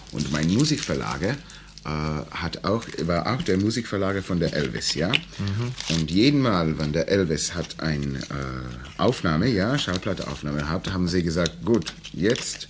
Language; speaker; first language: German; non-native, learner; English